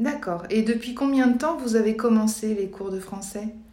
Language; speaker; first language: French; native; French